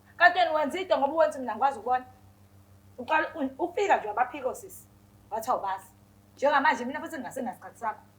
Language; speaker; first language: Zulu; native; Zulu